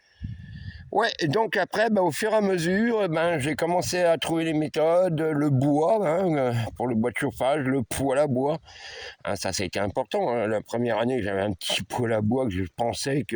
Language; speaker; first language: French; native; French